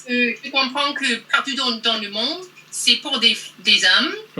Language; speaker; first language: French; non-native, learner; English